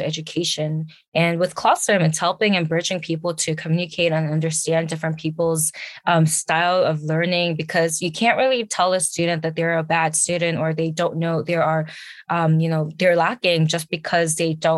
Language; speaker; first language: English; early bilingual, other home language; Korean